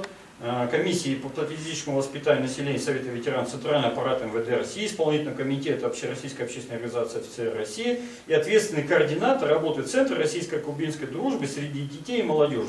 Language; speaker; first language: Russian; native; Russian